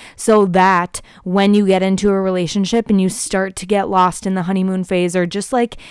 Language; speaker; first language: English; native; English